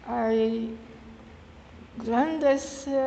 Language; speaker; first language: Spanish; non-native, learner; French